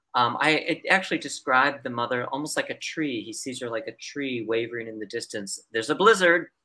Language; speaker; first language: English; native; English